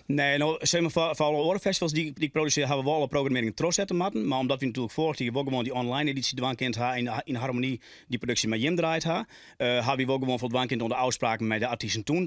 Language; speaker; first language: Dutch; non-native, local second language; Western Frisian